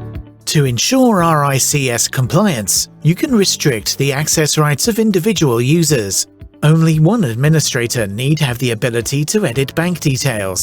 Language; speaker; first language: English; native; English